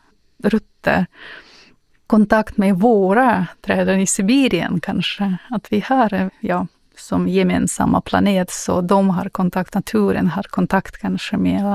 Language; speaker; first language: Swedish; non-native, learner; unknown